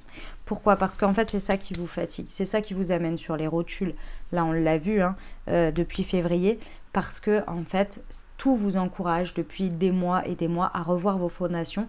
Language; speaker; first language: French; native; French